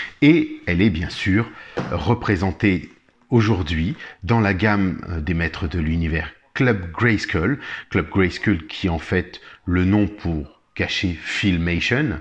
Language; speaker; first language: French; native; French